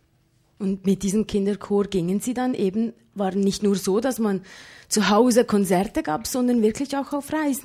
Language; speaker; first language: German; native; German